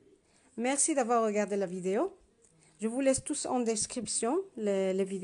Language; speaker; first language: French; non-native, learner; Spanish